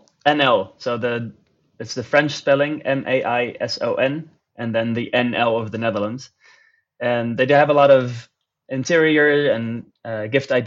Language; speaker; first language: English; non-native, fluent; Dutch